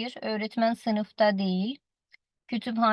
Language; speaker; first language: Turkish; non-native, fluent; Urdu